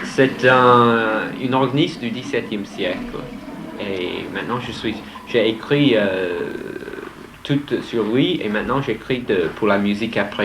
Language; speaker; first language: French; non-native, learner; English